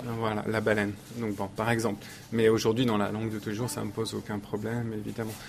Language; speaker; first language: French; native; French